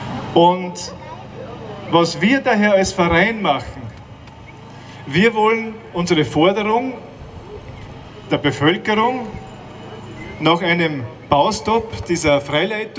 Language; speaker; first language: German; native; German